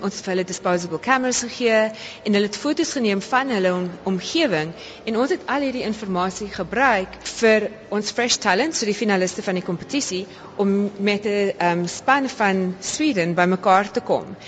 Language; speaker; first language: Afrikaans; early bilingual, heritage; Afrikaans